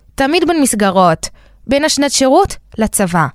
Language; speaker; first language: Hebrew; early bilingual, other home language; Spanish